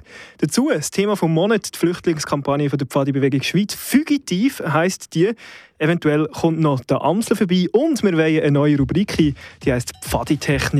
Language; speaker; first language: German; native; German